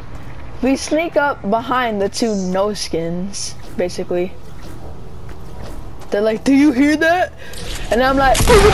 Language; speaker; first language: English; native; English